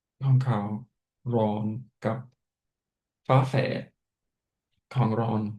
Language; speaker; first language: Thai; non-native, fluent; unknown